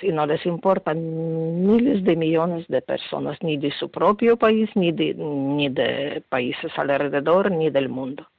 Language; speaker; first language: Spanish; non-native, fluent; Ukrainian